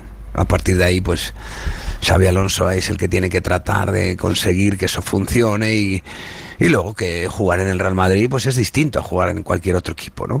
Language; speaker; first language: Spanish; native; Spanish